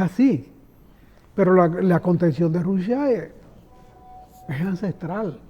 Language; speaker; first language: Spanish; native; Spanish